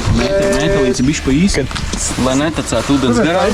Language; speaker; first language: Latvian; native; Latvian